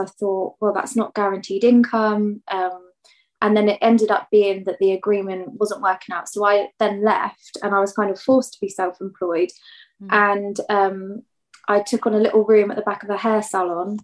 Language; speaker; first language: English; native; English